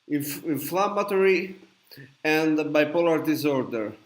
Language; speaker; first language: English; non-native, learner; Italian